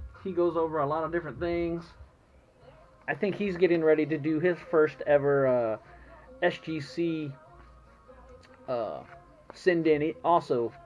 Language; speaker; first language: English; native; English